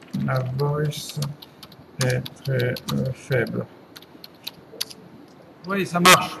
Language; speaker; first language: French; native; French